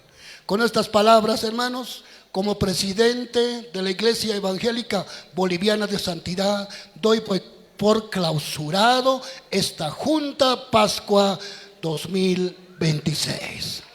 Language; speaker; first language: Spanish; native; Spanish